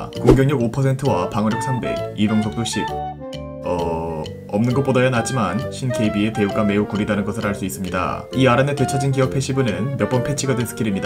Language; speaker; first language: Korean; native; Korean